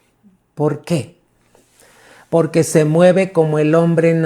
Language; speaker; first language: Spanish; native; Spanish